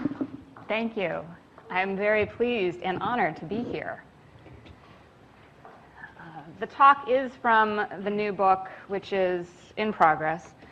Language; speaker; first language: English; native; English